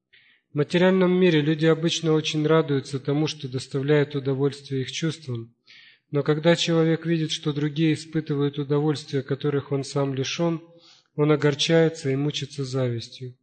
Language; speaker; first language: Russian; native; Russian